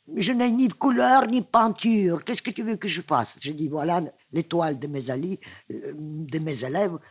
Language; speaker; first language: French; non-native, fluent; Russian